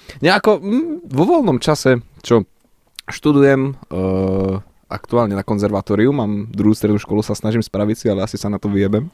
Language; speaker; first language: Slovak; early bilingual, other home language; Czech